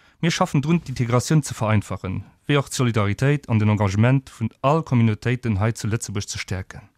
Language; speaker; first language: Luxembourgish; non-native, fluent; Portuguese